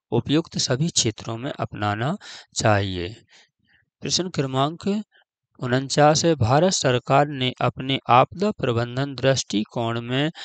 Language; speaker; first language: Hindi; native; Hindi